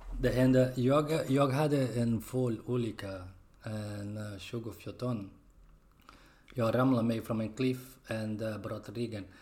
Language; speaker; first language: Swedish; non-native, learner; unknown